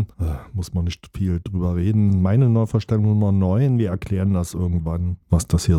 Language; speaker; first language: German; native; German